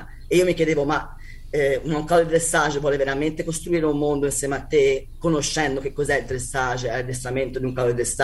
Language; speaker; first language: Italian; native; Italian